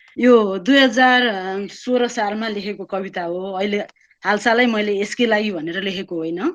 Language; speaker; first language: Nepali; native; Nepali